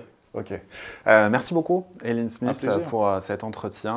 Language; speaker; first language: French; native; French